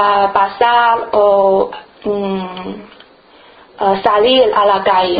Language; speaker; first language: Spanish; non-native, learner; Chinese